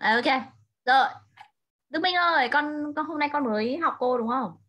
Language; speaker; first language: Vietnamese; native; Vietnamese